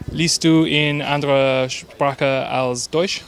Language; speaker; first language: German; non-native, learner; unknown